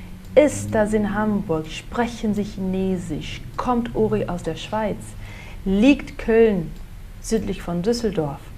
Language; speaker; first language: German; non-native, fluent; Portuguese